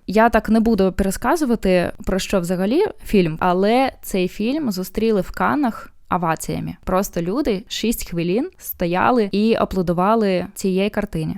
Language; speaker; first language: Ukrainian; non-native, local second language; Russian